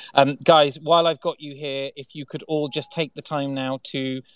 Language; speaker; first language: English; native; English